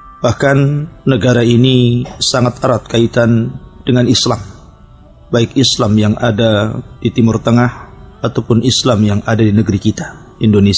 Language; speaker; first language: Indonesian; native; Indonesian